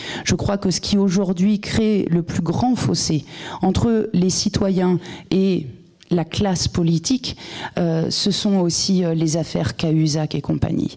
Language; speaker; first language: French; native; French